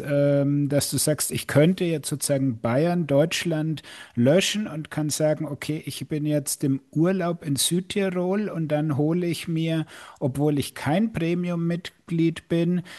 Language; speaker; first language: German; native; German